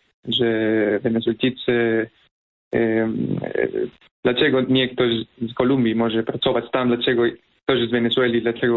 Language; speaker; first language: Polish; non-native, fluent; Spanish